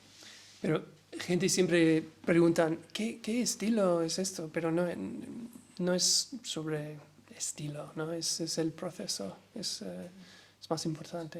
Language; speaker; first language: Spanish; non-native, learner; English